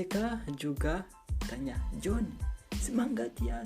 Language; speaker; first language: Indonesian; non-native, fluent; Kinyarwanda